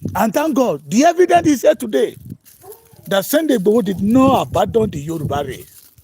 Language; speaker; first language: English; non-native, local second language; Yoruba